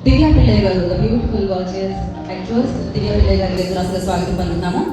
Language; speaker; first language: Telugu; native; Telugu